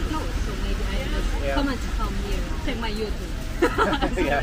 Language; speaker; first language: English; non-native, learner; Korean